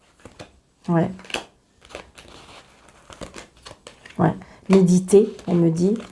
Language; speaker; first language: French; native; French